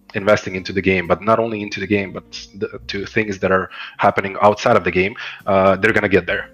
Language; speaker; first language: English; non-native, fluent; Croatian